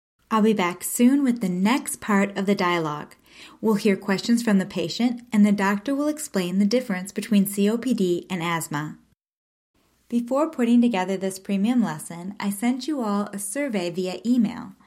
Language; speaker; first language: English; native; English